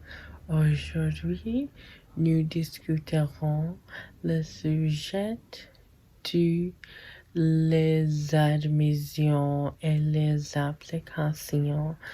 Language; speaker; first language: French; non-native, learner; English